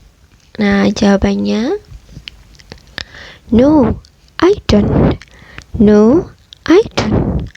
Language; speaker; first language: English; non-native, fluent; Indonesian